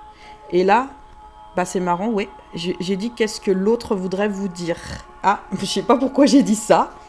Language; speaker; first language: French; native; French